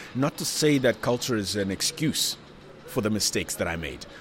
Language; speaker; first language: English; non-native, local second language; Shona